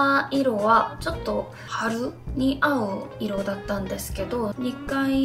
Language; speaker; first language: Japanese; non-native, fluent; Korean